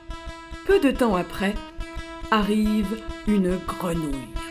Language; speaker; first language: French; native; French